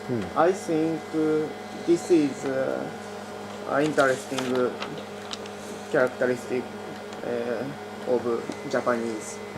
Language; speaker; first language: English; non-native, learner; Japanese